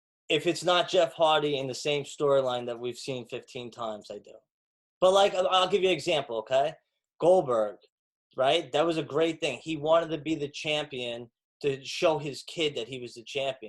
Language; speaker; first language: English; native; English